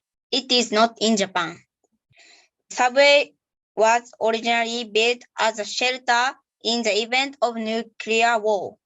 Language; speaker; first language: English; non-native, learner; Japanese